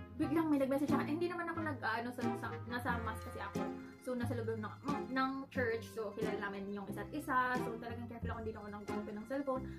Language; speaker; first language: Filipino; non-native, local second language; Cebuano